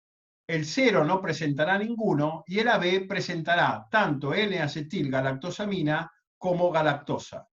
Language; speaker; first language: Spanish; native; Spanish